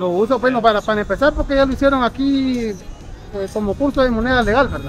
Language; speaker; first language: Spanish; native; Spanish